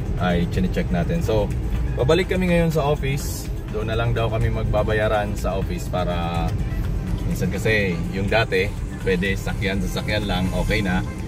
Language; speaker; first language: Filipino; non-native, local second language; Bikol